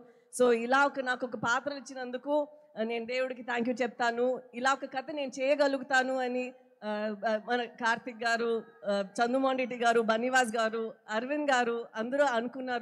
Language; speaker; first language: Telugu; non-native, local second language; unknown